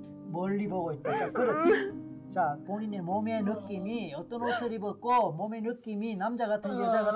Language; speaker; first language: Korean; native; Korean